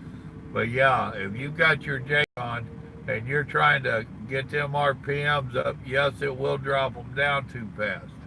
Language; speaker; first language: English; native; English